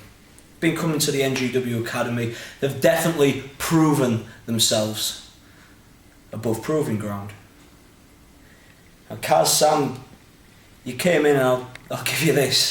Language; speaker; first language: English; native; English